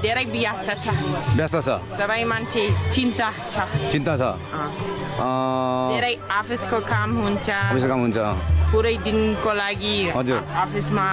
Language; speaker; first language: Nepali; non-native, learner; English